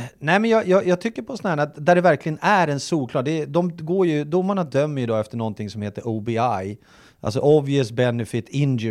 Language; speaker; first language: Swedish; native; Swedish